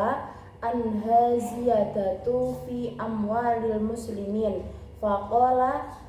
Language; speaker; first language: Arabic; non-native, learner; Indonesian